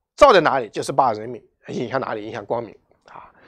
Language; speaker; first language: Chinese; native; Chinese